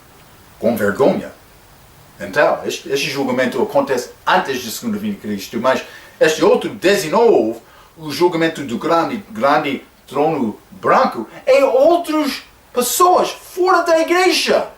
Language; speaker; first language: Portuguese; non-native, fluent; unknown